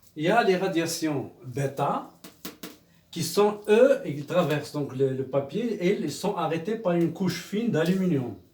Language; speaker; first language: French; non-native, local second language; Arabic